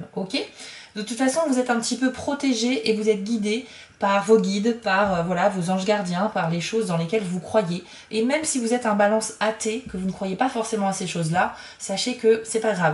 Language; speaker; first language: French; native; French